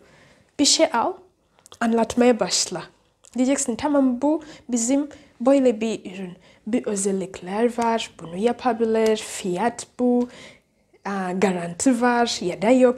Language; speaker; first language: Turkish; non-native, learner; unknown